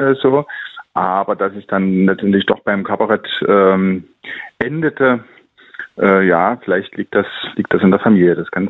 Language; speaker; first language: German; native; German